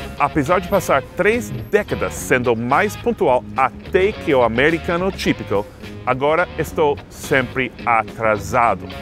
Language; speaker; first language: Portuguese; non-native, fluent; English